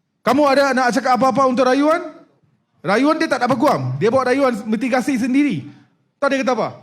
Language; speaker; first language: Malay; non-native, local second language; Punjabi